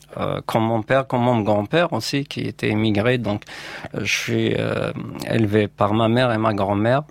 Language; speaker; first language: French; non-native, local second language; Kabyle